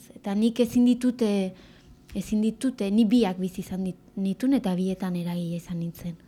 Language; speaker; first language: Basque; native; Basque